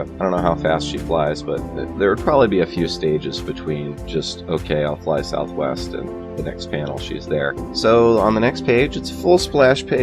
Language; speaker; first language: English; native; English